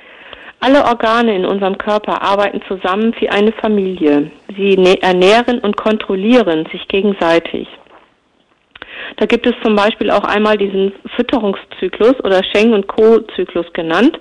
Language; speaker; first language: German; native; German